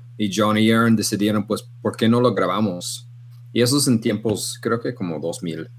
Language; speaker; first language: Spanish; non-native, fluent; English